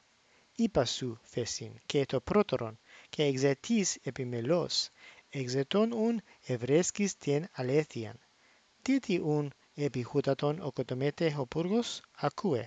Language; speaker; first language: Greek; non-native, fluent; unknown